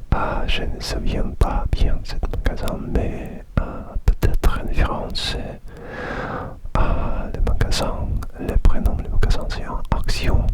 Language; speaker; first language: French; non-native, learner; Russian